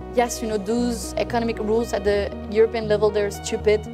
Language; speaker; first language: English; non-native, fluent; French